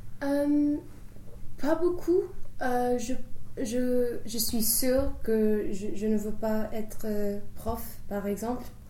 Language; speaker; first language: French; non-native, fluent; English